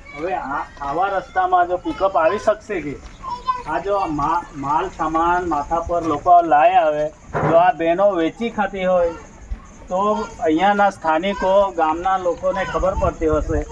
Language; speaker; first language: Gujarati; non-native, local second language; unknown